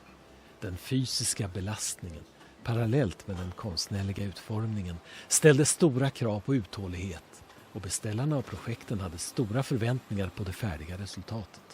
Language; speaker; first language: Swedish; native; Swedish